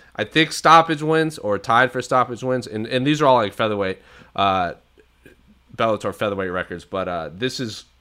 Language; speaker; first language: English; native; English